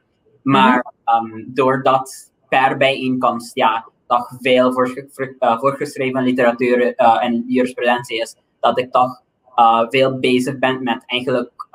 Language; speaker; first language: Dutch; non-native, local second language; Papiamento